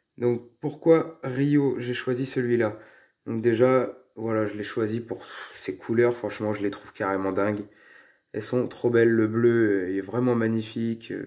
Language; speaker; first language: French; native; French